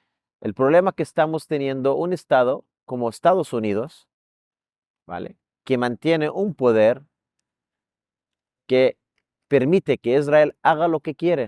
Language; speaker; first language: Spanish; non-native, fluent; Arabic